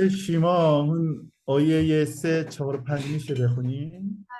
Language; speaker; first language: Persian; non-native, learner; Korean